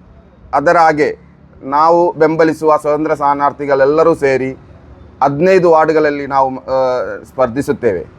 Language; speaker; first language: Kannada; non-native, local second language; Malayalam